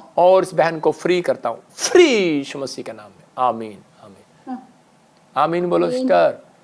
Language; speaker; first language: Hindi; non-native, local second language; Punjabi